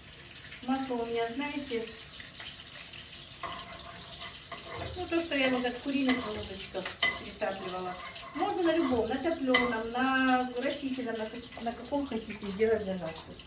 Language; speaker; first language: Russian; non-native, local second language; Ingush